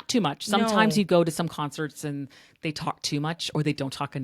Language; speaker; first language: English; native; English